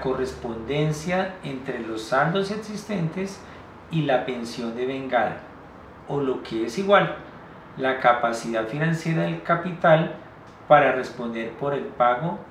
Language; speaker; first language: Spanish; native; Spanish